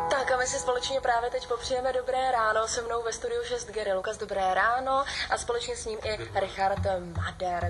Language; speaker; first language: Czech; native; Czech